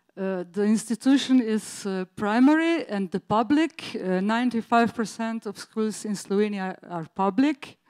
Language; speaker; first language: English; non-native, learner; Slovenian